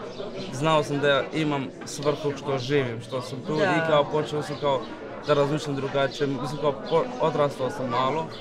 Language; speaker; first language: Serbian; non-native, fluent; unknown